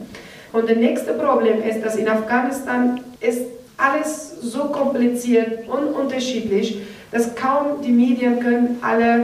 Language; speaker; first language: German; non-native, learner; Persian